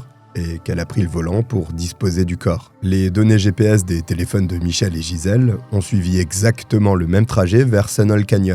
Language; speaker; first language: French; native; French